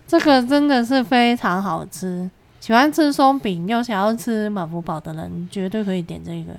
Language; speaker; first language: Chinese; non-native, local second language; Cantonese